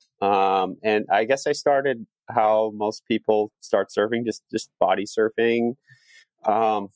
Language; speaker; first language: English; native; English